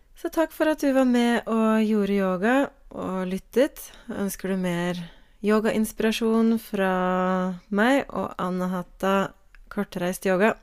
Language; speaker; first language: Norwegian; native; Norwegian